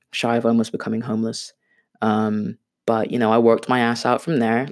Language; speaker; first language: English; non-native, local second language; Swahili